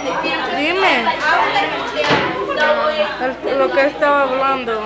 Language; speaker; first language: Spanish; early bilingual, other home language; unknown